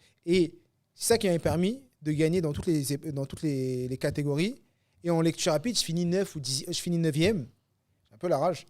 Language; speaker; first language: French; native; French